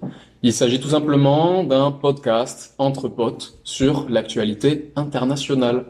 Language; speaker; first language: French; native; French